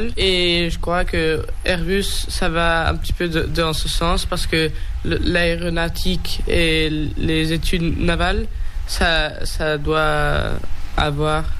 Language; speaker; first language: French; early bilingual, heritage; French